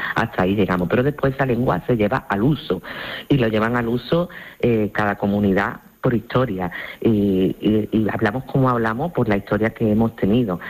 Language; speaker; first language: Spanish; native; Spanish